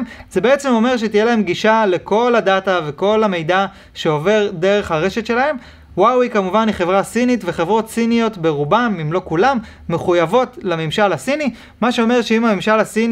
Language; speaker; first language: Hebrew; native; Hebrew